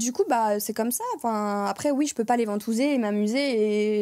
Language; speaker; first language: French; native; French